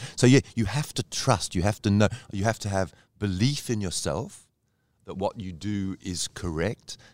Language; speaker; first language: English; native; English